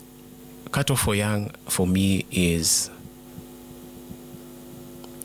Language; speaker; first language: English; non-native, local second language; Kikuyu